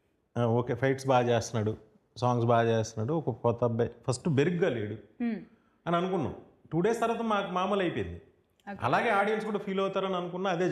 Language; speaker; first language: Telugu; native; Telugu